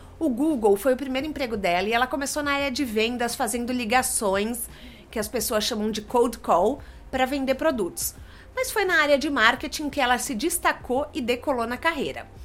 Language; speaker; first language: Portuguese; native; Portuguese